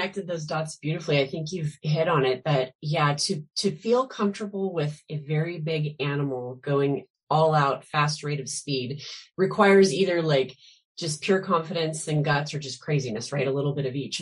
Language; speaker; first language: English; native; English